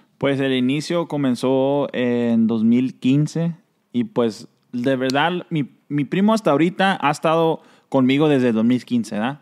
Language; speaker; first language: Spanish; early bilingual, heritage; Spanish